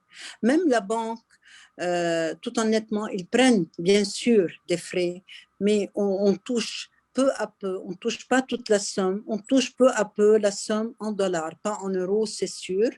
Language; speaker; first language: French; non-native, local second language; Arabic